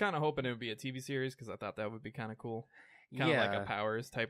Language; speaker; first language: English; native; English